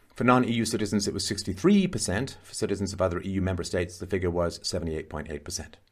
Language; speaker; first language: English; native; English